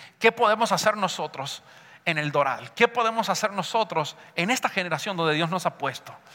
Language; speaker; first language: Spanish; early bilingual, heritage; Spanish